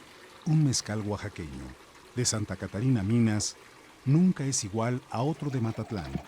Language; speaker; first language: Spanish; native; Spanish